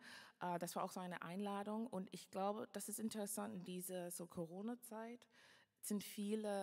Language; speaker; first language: German; non-native, fluent; English